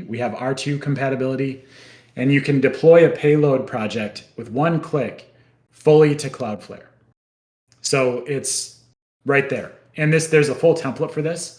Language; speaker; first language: English; native; English